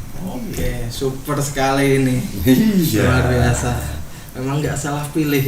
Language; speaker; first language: Indonesian; native; Indonesian